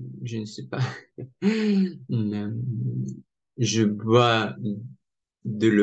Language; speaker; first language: French; non-native, learner; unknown